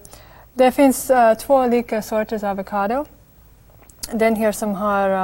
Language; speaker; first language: Swedish; non-native, fluent; English